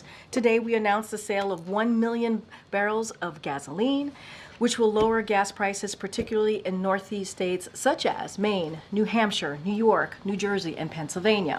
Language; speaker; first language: English; native; English